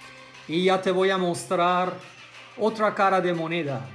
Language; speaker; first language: Spanish; non-native, learner; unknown